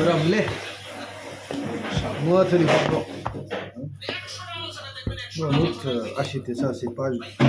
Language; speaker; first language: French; non-native, learner; Arabic